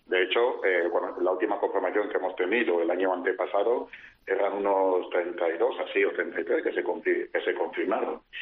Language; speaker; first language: Spanish; non-native, local second language; Fang